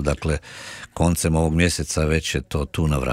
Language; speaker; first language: Croatian; native; Croatian